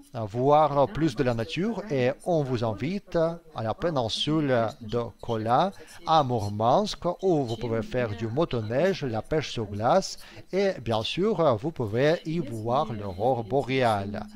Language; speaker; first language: French; non-native, fluent; Russian